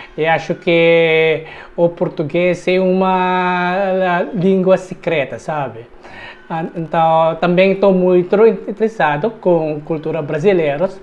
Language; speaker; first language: Portuguese; non-native, learner; Filipino